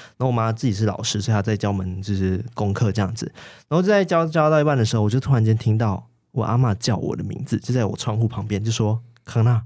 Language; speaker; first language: Chinese; native; Chinese